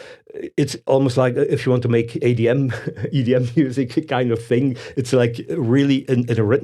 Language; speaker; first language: English; non-native, fluent; Dutch